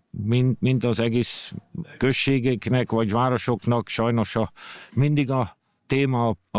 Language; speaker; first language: Hungarian; early bilingual, heritage; Hungarian